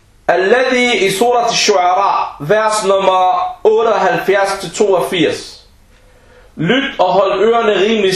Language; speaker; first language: Danish; early bilingual, other home language; Arabic